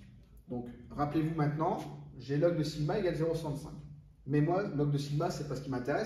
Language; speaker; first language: French; native; French